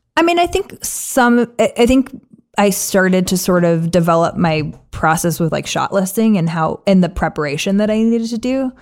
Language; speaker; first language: English; native; English